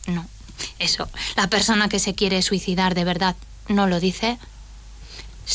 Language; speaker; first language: Spanish; native; Spanish